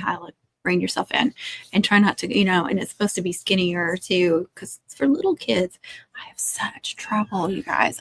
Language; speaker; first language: English; native; English